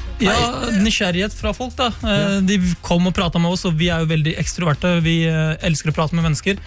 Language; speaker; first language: Norwegian; early bilingual, other home language; Kurdish